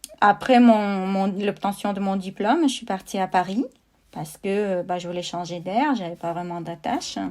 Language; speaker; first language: French; non-native, fluent; Russian